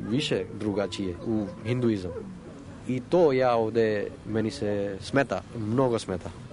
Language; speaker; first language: Croatian; non-native, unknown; Gujarati